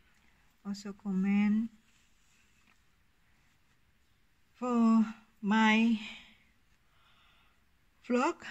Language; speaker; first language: English; non-native, learner; Indonesian